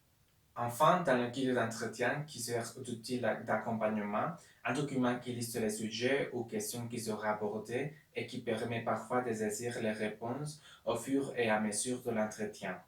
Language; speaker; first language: French; non-native, learner; Spanish